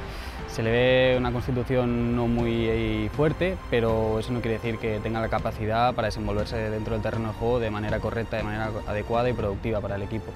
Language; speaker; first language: Spanish; native; Spanish